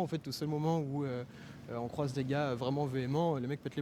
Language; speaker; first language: French; native; French